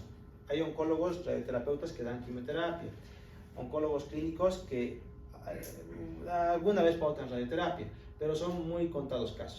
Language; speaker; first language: Spanish; native; Spanish